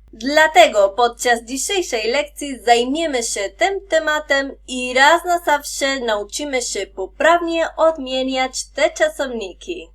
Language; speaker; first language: Polish; non-native, fluent; Spanish